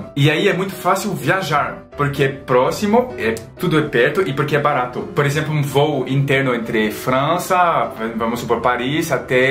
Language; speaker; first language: Portuguese; non-native, fluent; French